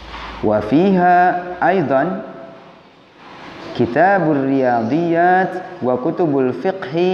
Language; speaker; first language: Arabic; non-native, fluent; Indonesian